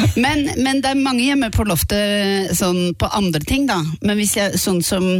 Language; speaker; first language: Norwegian; native; Norwegian